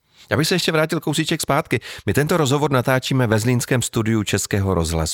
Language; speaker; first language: Czech; native; Czech